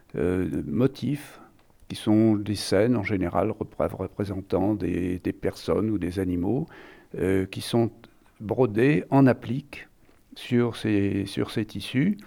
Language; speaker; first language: French; native; French